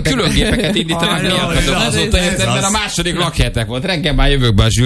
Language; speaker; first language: Hungarian; native; Hungarian